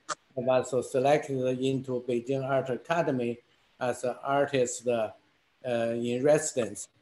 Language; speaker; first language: English; non-native, fluent; Chinese